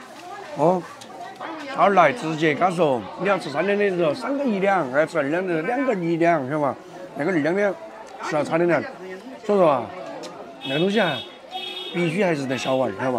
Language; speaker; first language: Chinese; native; Chinese